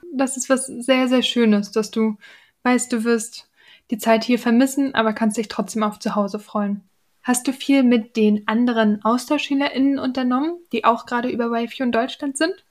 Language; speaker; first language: German; native; German